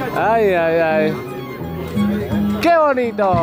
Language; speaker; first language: Spanish; native; Spanish